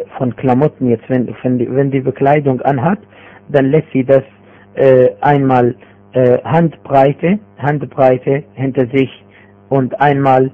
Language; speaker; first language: German; non-native, fluent; Arabic